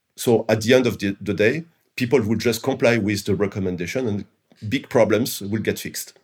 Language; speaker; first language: English; non-native, fluent; French